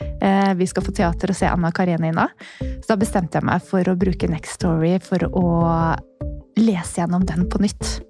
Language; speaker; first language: Norwegian; native; Norwegian